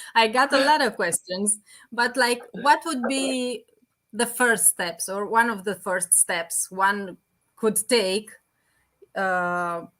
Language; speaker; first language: English; non-native, fluent; Romanian